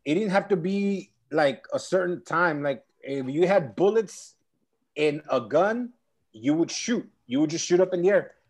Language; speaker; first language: English; early bilingual, other home language; Spanish